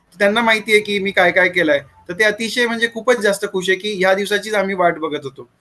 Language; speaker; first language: Marathi; native; Marathi